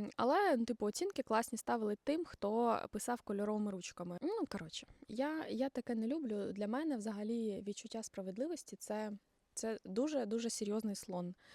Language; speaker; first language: Ukrainian; non-native, local second language; Russian